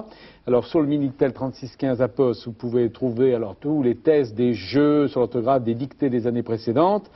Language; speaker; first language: French; native; French